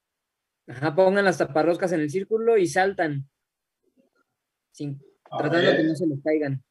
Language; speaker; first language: Spanish; native; Spanish